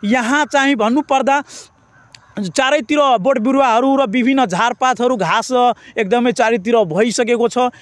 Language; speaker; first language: Nepali; non-native, local second language; Maithili